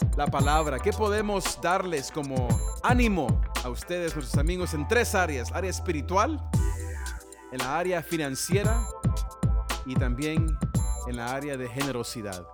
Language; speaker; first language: Spanish; early bilingual, other home language; English